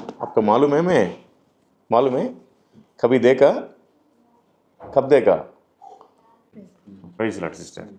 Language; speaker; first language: Hindi; non-native, learner; Telugu